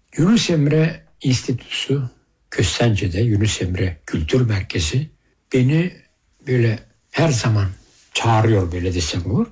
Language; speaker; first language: Turkish; early bilingual, heritage; Turkish